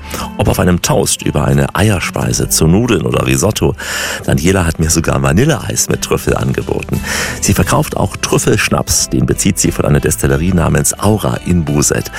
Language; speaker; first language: German; native; German